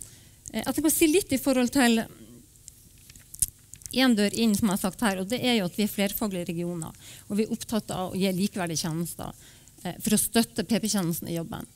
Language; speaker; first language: Norwegian; native; Norwegian